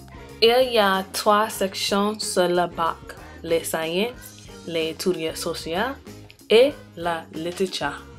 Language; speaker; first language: French; non-native, learner; English